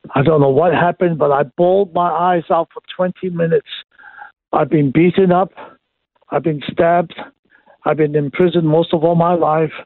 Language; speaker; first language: English; non-native, local second language; Cantonese